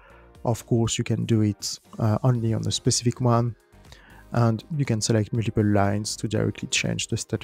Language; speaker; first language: English; non-native, fluent; French